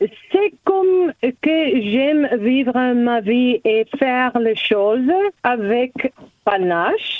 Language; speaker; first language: French; non-native, learner; German